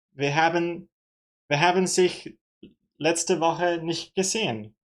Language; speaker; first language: German; early bilingual, heritage; German